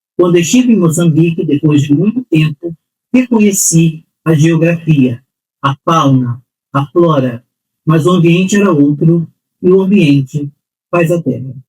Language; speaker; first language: Portuguese; native; Portuguese